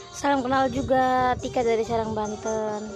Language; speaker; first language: Indonesian; native; Indonesian